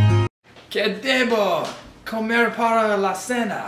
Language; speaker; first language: Spanish; non-native, learner; English